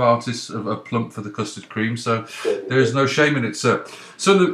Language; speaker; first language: English; native; English